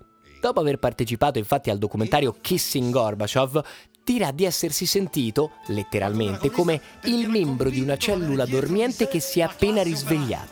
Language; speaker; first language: Italian; native; Italian